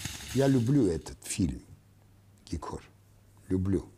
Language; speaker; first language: Russian; non-native, local second language; Armenian